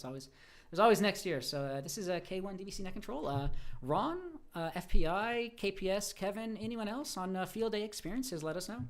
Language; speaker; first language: English; native; English